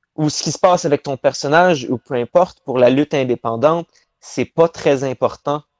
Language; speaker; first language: French; native; French